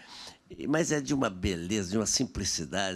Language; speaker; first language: Portuguese; native; Portuguese